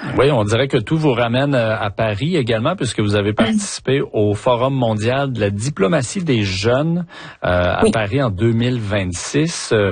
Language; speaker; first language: French; native; French